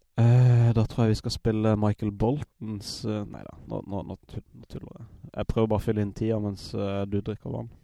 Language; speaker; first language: Norwegian; native; Norwegian